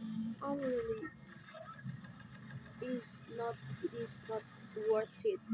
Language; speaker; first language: English; non-native, learner; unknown